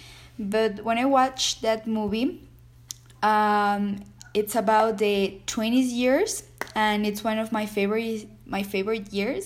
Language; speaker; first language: English; non-native, learner; Spanish